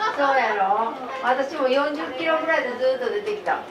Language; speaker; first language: Japanese; native; Japanese